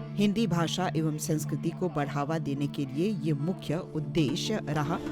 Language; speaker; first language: Hindi; non-native, local second language; Morisyen